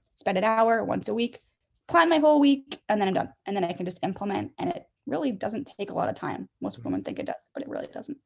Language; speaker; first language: English; native; English